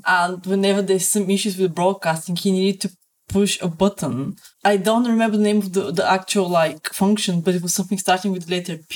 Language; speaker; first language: English; native; English